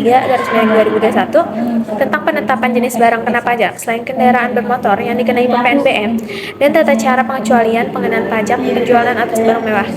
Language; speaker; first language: Indonesian; native; Indonesian